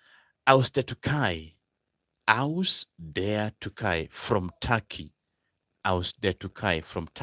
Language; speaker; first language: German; non-native, fluent; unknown